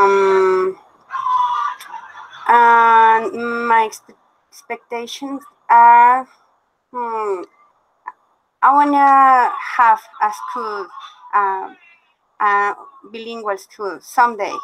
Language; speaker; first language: English; non-native, learner; Spanish